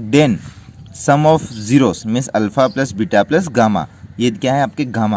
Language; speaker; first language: Hindi; native; Hindi